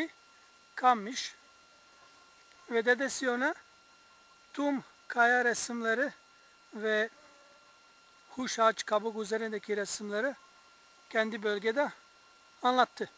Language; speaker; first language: Turkish; non-native, fluent; English